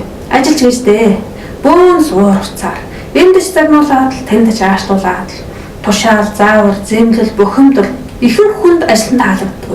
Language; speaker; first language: Mongolian; native; Mongolian